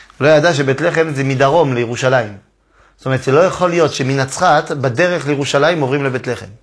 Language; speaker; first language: Hebrew; non-native, fluent; French